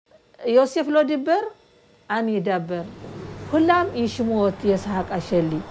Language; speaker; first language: Hebrew; non-native, learner; Amharic